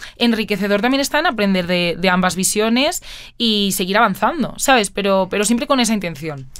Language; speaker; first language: Spanish; native; Spanish